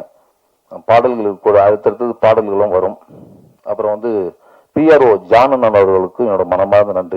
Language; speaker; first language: Tamil; native; Tamil